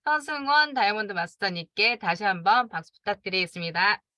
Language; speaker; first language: Korean; native; Korean